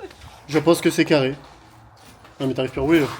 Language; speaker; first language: French; native; French